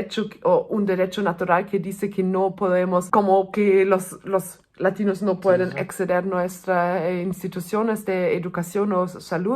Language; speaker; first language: Spanish; non-native, fluent; German